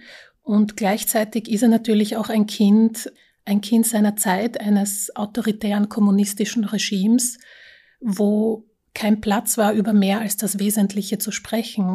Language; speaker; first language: German; early bilingual, other home language; Slovak